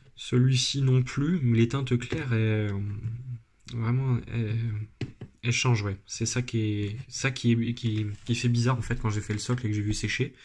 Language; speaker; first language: French; native; French